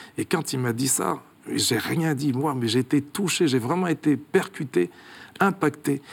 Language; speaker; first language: French; early bilingual, other home language; Kabuverdianu